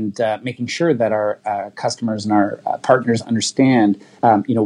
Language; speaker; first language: English; native; English